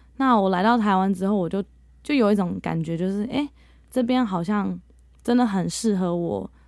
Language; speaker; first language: Chinese; early bilingual, heritage; Chinese